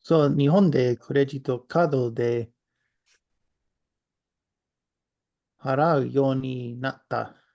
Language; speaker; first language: Japanese; non-native, learner; English